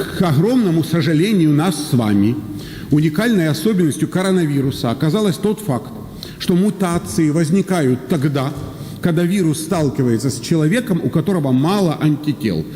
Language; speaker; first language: Russian; native; Russian